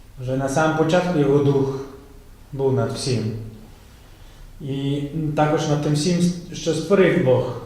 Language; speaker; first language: Ukrainian; non-native, fluent; Polish